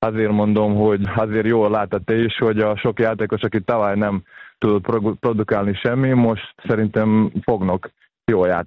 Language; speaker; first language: Hungarian; non-native, fluent; Serbian